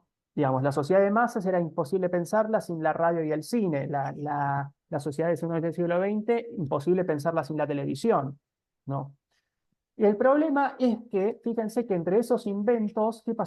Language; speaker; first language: Spanish; native; Spanish